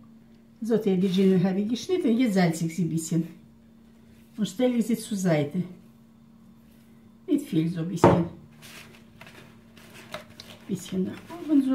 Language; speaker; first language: German; non-native, fluent; Russian